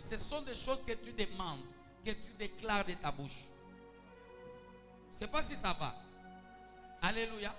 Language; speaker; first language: French; non-native, local second language; Swahili